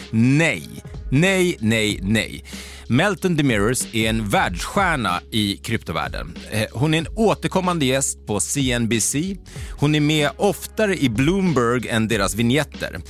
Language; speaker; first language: Swedish; native; Swedish